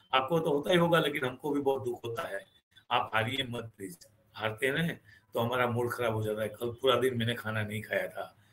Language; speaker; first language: Hindi; non-native, local second language; Gujarati